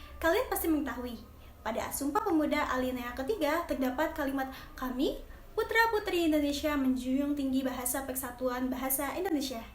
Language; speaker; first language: Indonesian; native; Indonesian